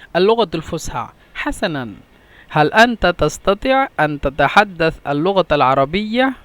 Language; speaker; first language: Egyptian Arabic; non-native, fluent; Bangla